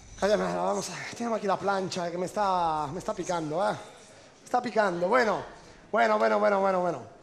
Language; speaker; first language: Spanish; non-native, fluent; Italian